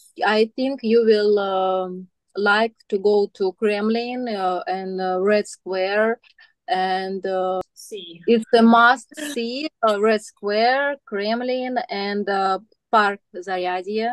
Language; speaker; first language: English; non-native, learner; Russian